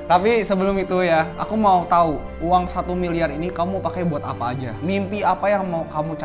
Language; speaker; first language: Indonesian; native; Indonesian